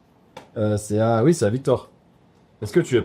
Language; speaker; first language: French; native; French